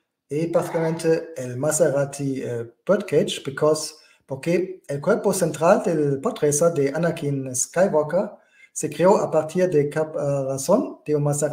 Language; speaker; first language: Spanish; non-native, fluent; German